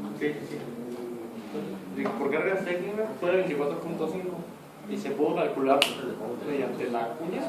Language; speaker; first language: Spanish; native; Spanish